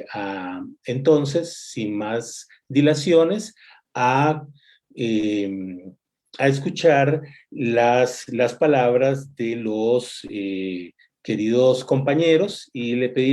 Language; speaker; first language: Spanish; native; Spanish